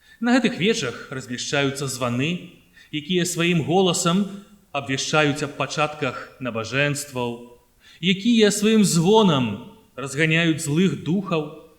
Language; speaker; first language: Belarusian; native; Belarusian